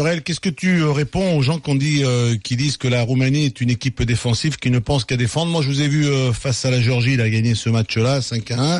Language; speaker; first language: French; native; French